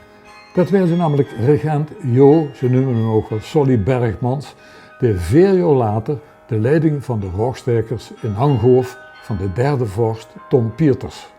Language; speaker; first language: Dutch; native; Dutch